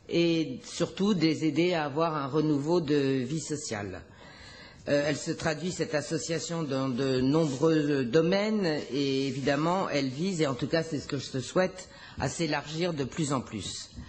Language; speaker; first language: French; native; French